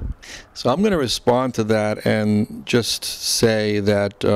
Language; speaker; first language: English; native; English